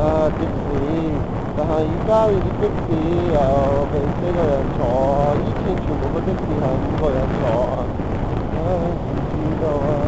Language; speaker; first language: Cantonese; non-native, learner; English